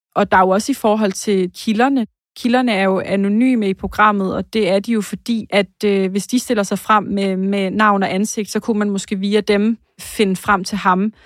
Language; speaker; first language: Danish; native; Danish